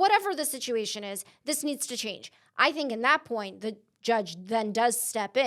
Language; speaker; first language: English; native; English